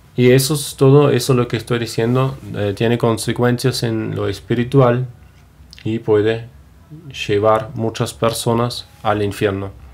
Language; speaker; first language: Spanish; non-native, fluent; German